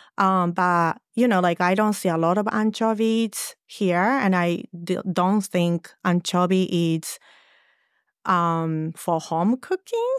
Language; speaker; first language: English; non-native, fluent; Japanese